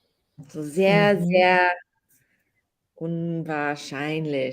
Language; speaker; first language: German; non-native, fluent; English